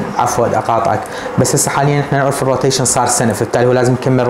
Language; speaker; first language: Arabic; native; Arabic